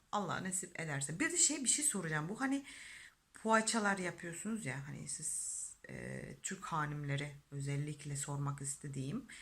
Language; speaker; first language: Turkish; non-native, fluent; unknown